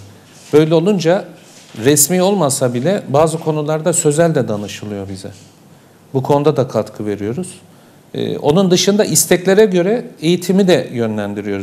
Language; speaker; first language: Turkish; native; Turkish